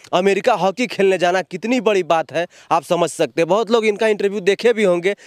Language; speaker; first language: Hindi; native; Hindi